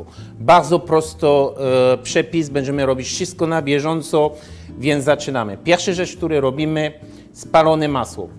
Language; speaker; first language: Polish; non-native, learner; French